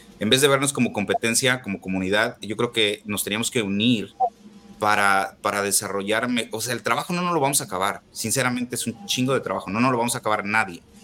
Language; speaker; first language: Spanish; native; Spanish